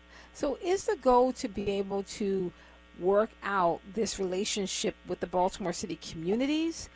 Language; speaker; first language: English; native; English